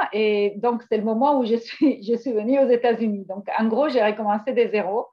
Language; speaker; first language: French; non-native, fluent; Italian